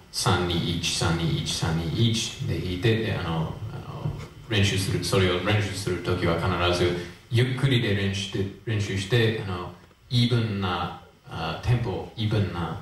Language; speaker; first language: Japanese; non-native, fluent; English